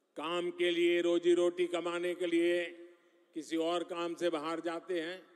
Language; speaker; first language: Hindi; non-native, local second language; Gujarati